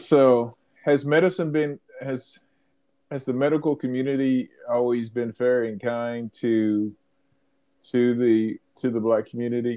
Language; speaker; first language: English; native; English